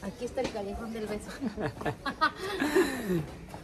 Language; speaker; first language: Spanish; native; Spanish